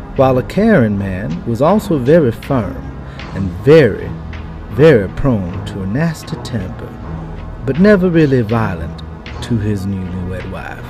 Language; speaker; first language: English; native; English